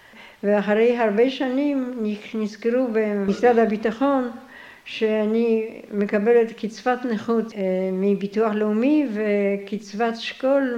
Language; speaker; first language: Hebrew; non-native, fluent; Polish